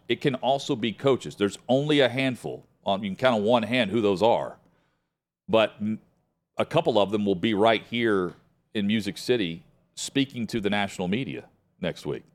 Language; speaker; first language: English; native; English